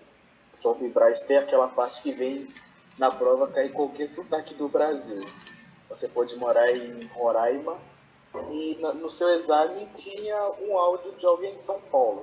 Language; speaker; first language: Portuguese; non-native, fluent; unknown